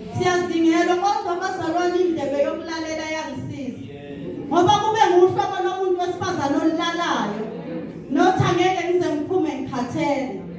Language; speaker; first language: Zulu; non-native, local second language; Southern Sotho